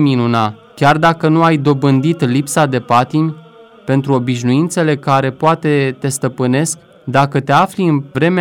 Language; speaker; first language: Romanian; native; Romanian